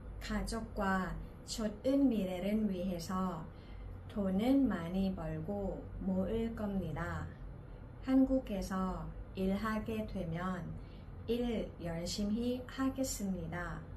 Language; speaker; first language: Korean; non-native, learner; Thai